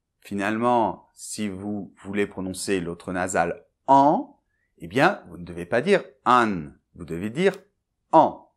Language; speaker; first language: French; native; French